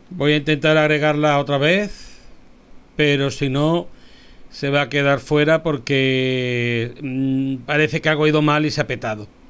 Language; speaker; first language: Spanish; native; Spanish